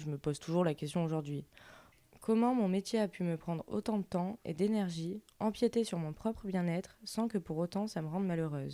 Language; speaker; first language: French; native; French